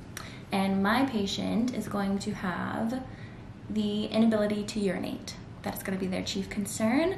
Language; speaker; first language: English; native; English